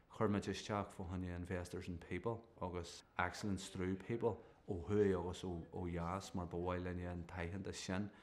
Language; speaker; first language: Irish; non-native, local second language; English